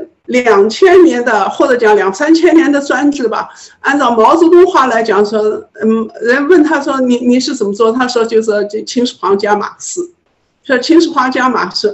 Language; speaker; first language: Chinese; native; Chinese